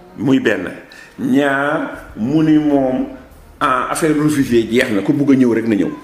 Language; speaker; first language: Wolof; non-native, local second language; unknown